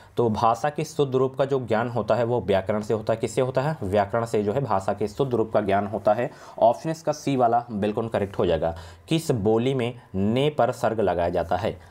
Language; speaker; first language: Hindi; native; Hindi